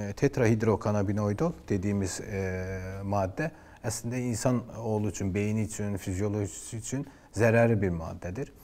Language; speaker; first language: Turkish; non-native, fluent; Azerbaijani